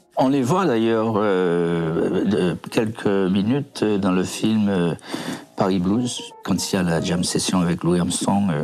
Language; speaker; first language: French; native; French